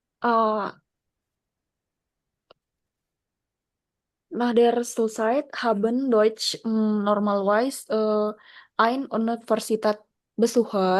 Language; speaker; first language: German; non-native, learner; Indonesian